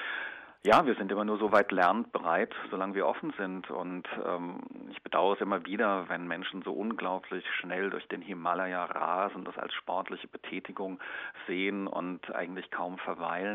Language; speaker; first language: German; native; German